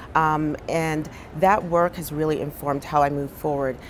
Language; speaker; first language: English; native; English